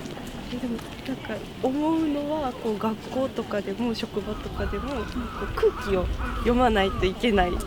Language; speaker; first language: Japanese; native; Japanese